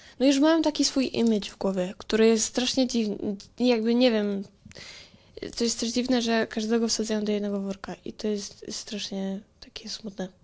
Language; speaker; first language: Polish; native; Polish